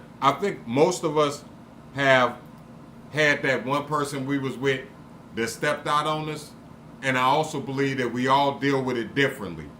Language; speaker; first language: English; native; English